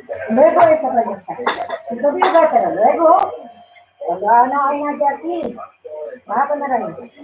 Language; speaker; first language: Spanish; early bilingual, other home language; Filipino